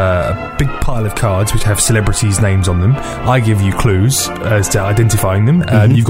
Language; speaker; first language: English; native; English